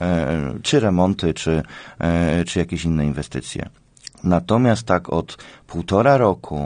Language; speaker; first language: Polish; native; Polish